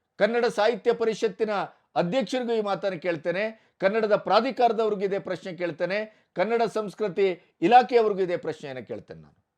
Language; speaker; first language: Kannada; native; Kannada